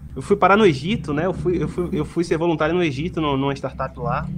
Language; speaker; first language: Portuguese; native; Portuguese